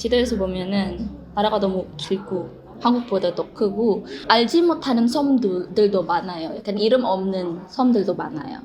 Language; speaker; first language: Korean; non-native, fluent; Indonesian